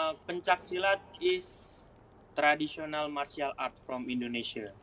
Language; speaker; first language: English; non-native, learner; Indonesian